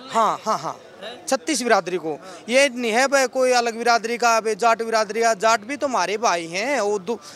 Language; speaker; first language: Hindi; native; Hindi